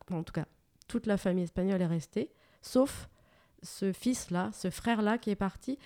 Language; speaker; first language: French; native; French